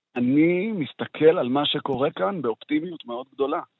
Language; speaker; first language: Hebrew; native; Hebrew